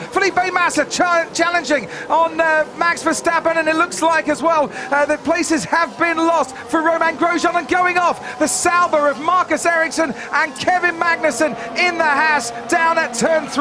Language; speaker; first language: English; native; English